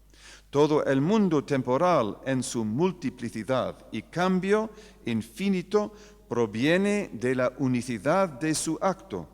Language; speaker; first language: Spanish; non-native, fluent; English